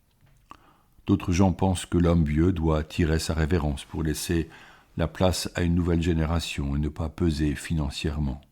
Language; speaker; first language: French; native; French